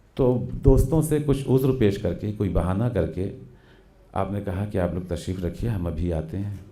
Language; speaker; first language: Urdu; native; Urdu